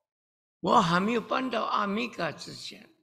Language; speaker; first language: Chinese; early bilingual, heritage; Chinese